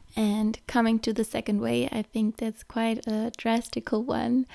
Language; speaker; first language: English; non-native, fluent; German